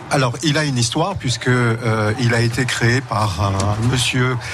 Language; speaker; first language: French; native; French